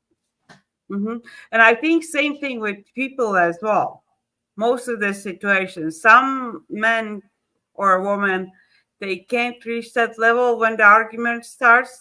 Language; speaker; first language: English; non-native, fluent; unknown